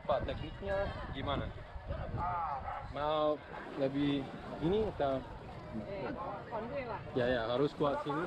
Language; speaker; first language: Indonesian; non-native, learner; English